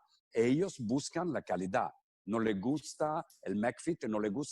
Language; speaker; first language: Spanish; non-native, fluent; Italian